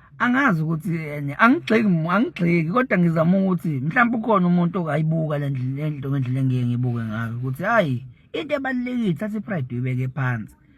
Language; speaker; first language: Zulu; native; Zulu